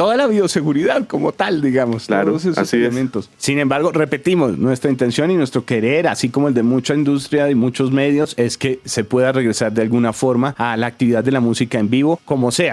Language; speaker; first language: Spanish; native; Spanish